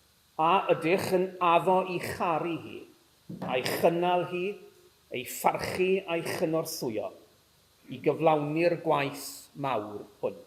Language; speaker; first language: Welsh; native; Welsh